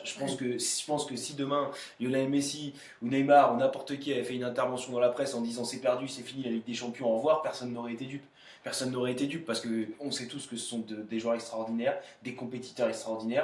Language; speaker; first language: French; native; French